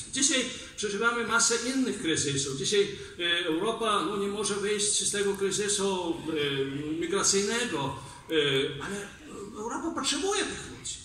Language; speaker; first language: Polish; non-native, fluent; Belarusian